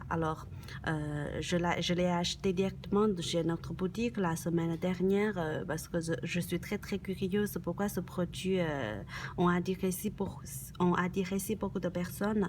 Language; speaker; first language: French; non-native, learner; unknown